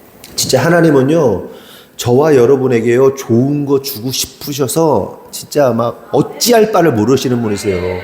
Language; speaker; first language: Korean; native; Korean